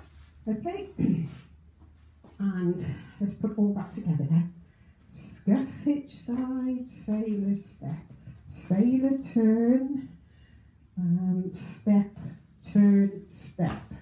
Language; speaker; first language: English; native; English